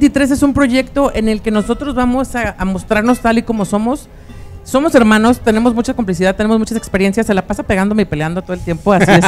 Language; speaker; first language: Spanish; native; Spanish